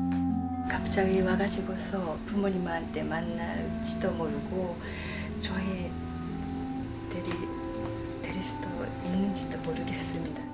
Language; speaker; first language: Korean; non-native, fluent; Japanese